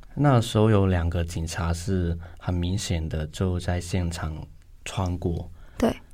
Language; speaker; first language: Chinese; non-native, local second language; Cantonese